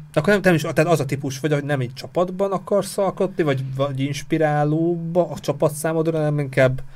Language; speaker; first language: Hungarian; native; Hungarian